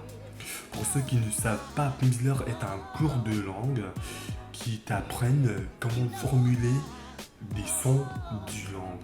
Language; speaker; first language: French; non-native, fluent; English